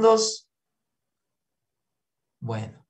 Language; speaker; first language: Spanish; native; Spanish